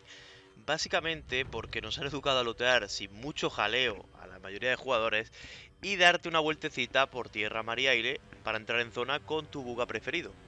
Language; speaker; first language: Spanish; native; Spanish